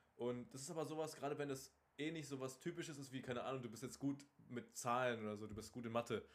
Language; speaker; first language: German; native; German